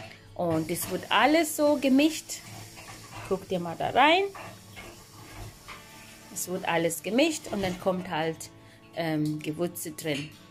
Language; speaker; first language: German; non-native, fluent; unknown